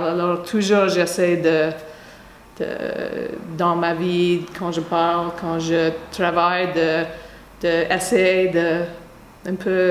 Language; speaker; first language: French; non-native, fluent; English